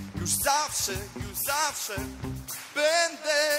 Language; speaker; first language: Polish; non-native, fluent; Spanish